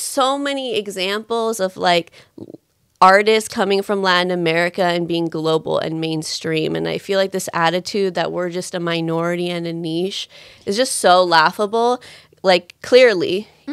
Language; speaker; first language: English; early bilingual, other home language; Spanish